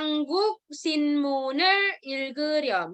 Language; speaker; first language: Korean; non-native, fluent; Indonesian